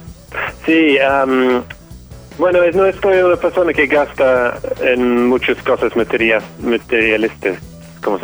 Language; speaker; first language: Spanish; non-native, fluent; English